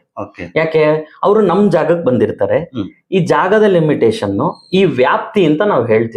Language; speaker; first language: Kannada; native; Kannada